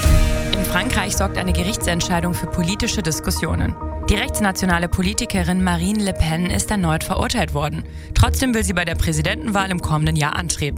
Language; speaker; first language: German; native; German